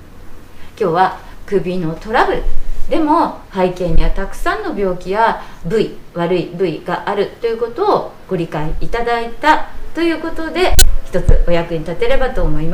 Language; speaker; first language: Japanese; native; Japanese